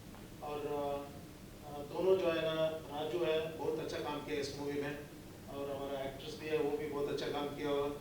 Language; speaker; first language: Hindi; non-native, local second language; Kannada